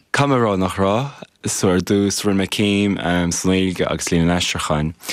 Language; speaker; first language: Irish; non-native, local second language; English